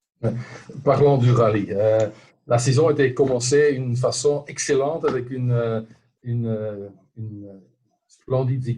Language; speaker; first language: French; non-native, local second language; Dutch